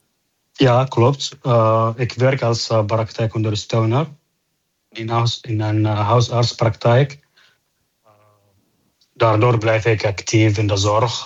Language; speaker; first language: Dutch; non-native, fluent; Arabic